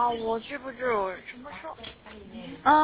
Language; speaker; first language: Chinese; non-native, learner; Korean